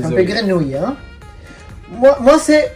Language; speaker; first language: French; non-native, fluent; Spanish